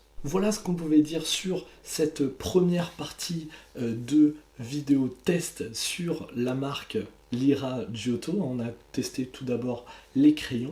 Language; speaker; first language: French; native; French